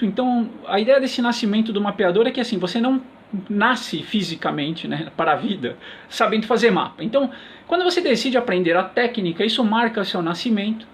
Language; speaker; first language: Portuguese; native; Portuguese